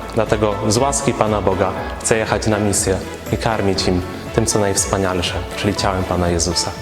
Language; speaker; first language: Polish; native; Polish